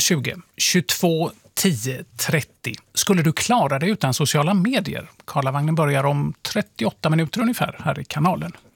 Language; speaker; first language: Swedish; native; Swedish